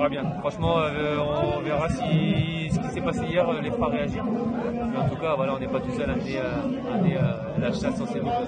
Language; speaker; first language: French; native; French